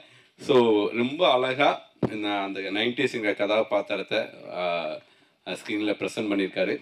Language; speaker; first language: Tamil; native; Tamil